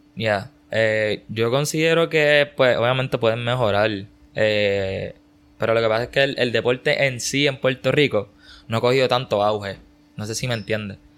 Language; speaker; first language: Spanish; native; Spanish